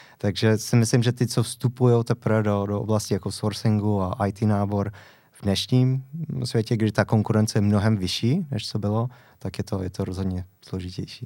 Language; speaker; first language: Czech; non-native, fluent; English